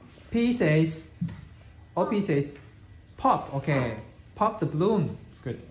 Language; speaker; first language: English; non-native, fluent; Chinese